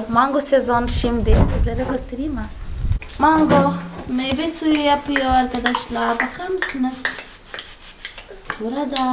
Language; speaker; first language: Turkish; non-native, fluent; Portuguese